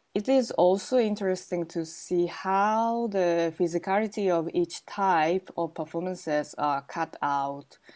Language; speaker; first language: English; non-native, learner; Japanese